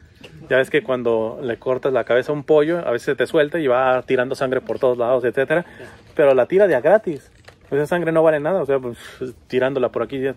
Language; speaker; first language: Spanish; native; Spanish